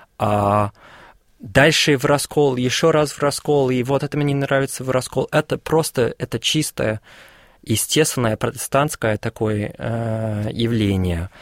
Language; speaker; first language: Russian; non-native, fluent; English